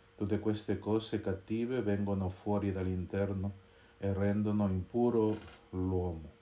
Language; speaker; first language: Italian; non-native, fluent; Spanish